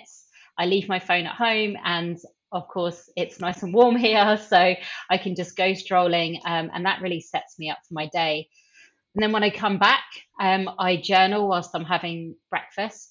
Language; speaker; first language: English; native; English